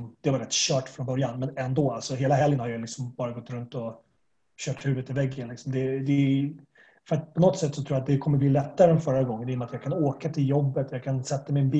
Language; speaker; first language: Swedish; native; Swedish